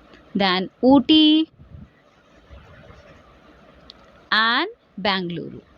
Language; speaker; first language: Hindi; native; Hindi